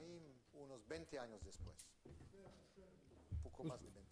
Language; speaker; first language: Spanish; non-native, fluent; French